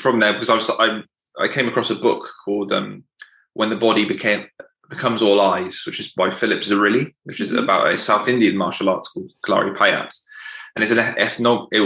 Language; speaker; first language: English; native; English